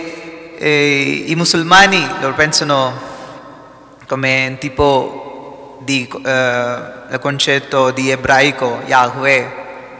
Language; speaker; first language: Italian; non-native, fluent; Malayalam